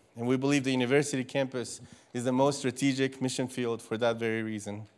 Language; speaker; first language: English; non-native, fluent; Spanish